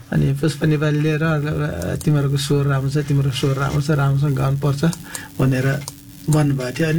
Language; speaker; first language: Nepali; non-native, local second language; Newari